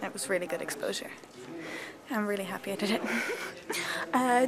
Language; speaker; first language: English; early bilingual, other home language; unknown